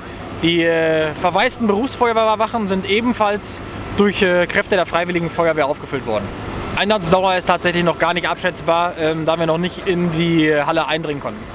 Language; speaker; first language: German; native; German